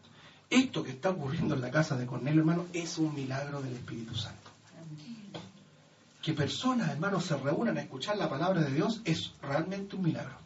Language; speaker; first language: Spanish; native; Spanish